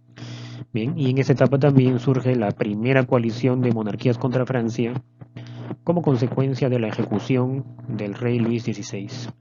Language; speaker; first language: Spanish; native; Spanish